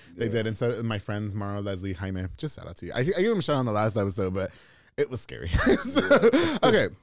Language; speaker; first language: English; native; English